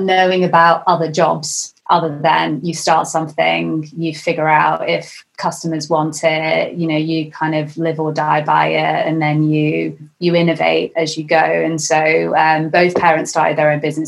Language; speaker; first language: English; native; English